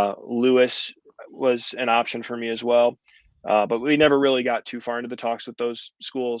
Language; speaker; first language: English; native; English